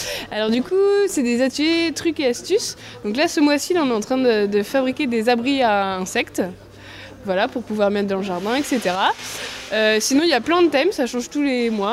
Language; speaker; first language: French; native; French